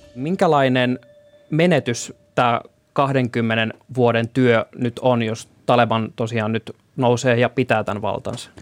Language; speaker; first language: Finnish; native; Finnish